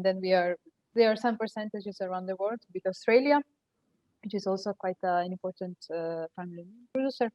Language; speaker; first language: English; non-native, fluent; Slovenian